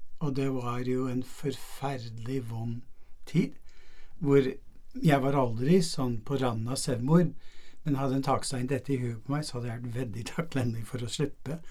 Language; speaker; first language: Norwegian; non-native, fluent; English